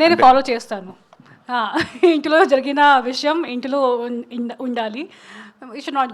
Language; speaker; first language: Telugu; non-native, learner; Hindi